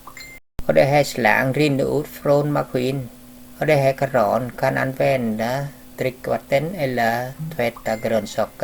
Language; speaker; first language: Swedish; non-native, learner; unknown